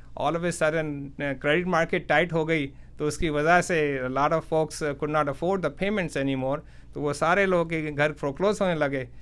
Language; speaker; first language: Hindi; native; Hindi